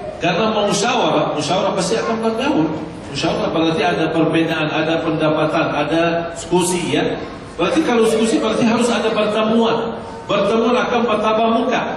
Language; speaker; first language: Malay; non-native, fluent; Arabic